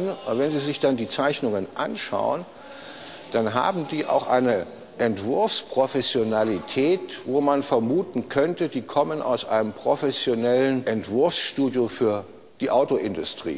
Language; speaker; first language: German; native; German